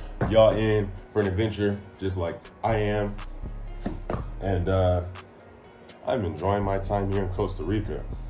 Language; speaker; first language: English; native; English